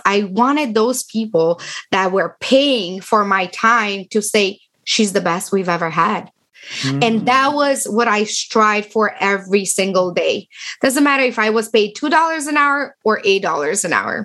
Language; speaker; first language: English; non-native, fluent; Romanian